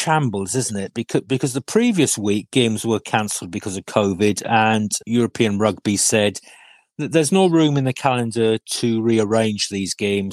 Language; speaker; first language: English; non-native, local second language; Welsh